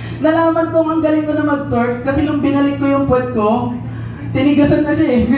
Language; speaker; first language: Filipino; non-native, local second language; Cebuano